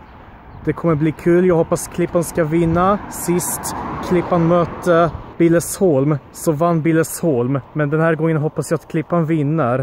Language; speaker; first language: Swedish; early bilingual, other home language; Polish